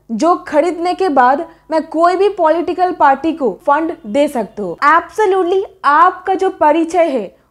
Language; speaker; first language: Hindi; native; Hindi